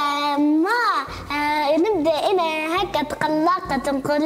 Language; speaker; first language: Arabic; native; Arabic